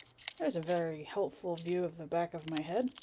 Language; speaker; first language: English; native; English